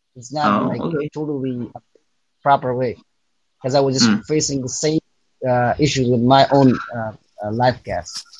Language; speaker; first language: English; non-native, fluent; Persian